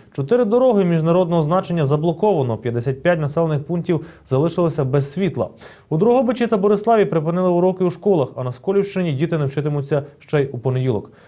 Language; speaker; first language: Ukrainian; native; Ukrainian